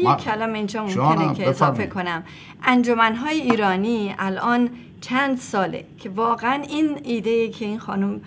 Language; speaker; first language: Persian; native; Persian